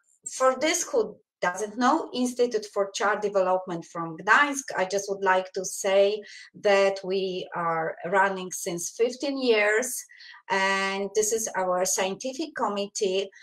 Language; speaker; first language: English; non-native, fluent; Polish